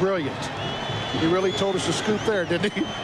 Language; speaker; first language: English; native; English